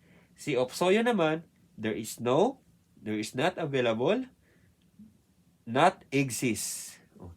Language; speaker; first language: English; non-native, learner; Filipino